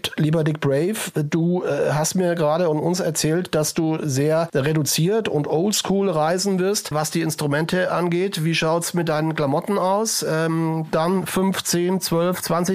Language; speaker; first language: German; native; German